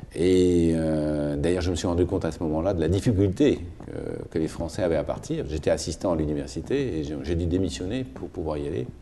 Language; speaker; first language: French; native; French